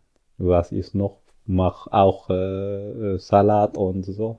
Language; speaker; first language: German; non-native, learner; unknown